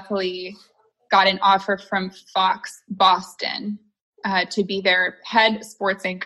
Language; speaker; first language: English; native; English